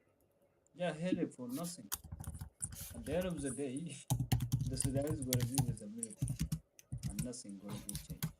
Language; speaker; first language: English; non-native, fluent; Arabic